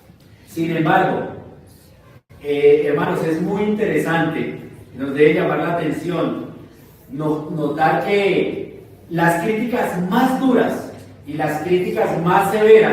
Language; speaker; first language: Spanish; native; Spanish